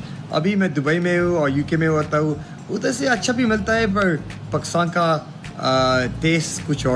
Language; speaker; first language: Hindi; early bilingual, heritage; Hindi